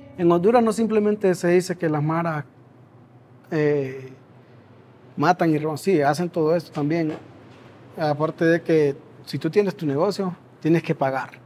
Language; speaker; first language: Spanish; native; Spanish